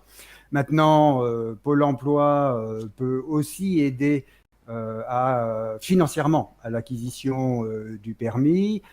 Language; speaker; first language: French; native; French